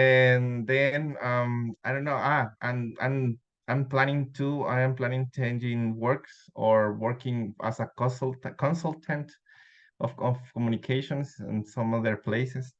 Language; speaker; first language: English; non-native, learner; Spanish